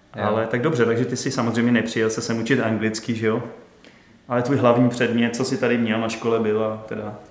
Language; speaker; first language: Czech; native; Czech